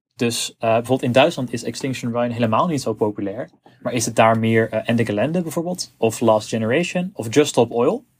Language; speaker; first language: Dutch; native; Dutch